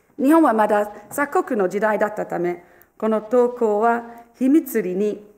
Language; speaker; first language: Japanese; non-native, fluent; English